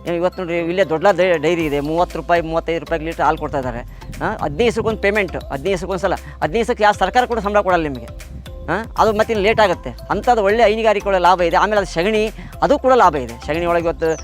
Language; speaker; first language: Kannada; native; Kannada